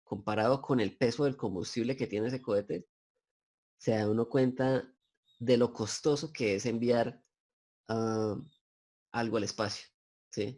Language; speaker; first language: Spanish; native; Spanish